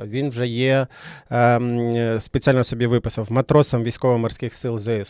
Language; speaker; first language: Ukrainian; native; Ukrainian